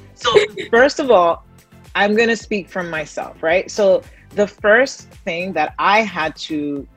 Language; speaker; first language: English; early bilingual, other home language; Spanish